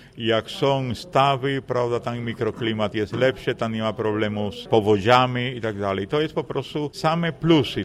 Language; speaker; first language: Polish; non-native, fluent; Spanish